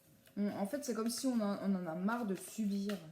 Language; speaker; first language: French; native; French